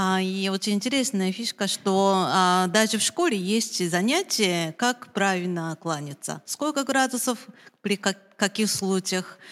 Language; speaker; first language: Russian; non-native, fluent; Japanese